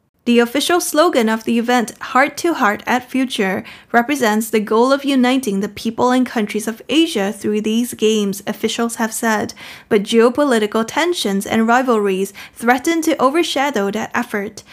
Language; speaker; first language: English; non-native, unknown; Chinese